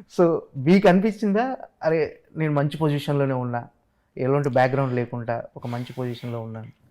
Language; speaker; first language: Telugu; native; Telugu